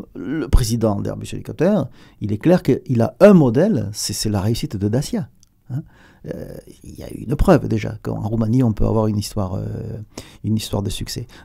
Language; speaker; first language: French; native; French